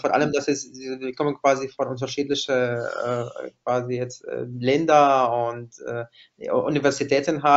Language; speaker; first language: German; non-native, fluent; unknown